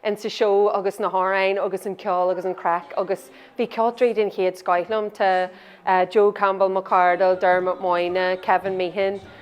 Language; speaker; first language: Irish; native; Irish